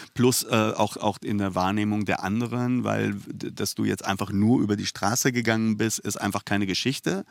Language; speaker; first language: German; early bilingual, other home language; Persian